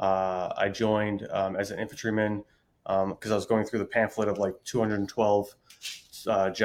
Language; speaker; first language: English; native; English